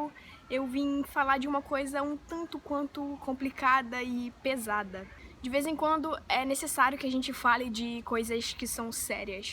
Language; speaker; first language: Portuguese; native; Portuguese